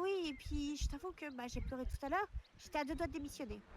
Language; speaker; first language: French; native; French